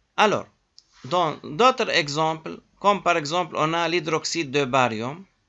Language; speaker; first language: French; native; French